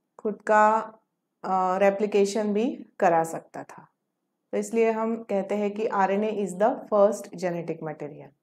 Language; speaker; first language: Hindi; non-native, local second language; Marathi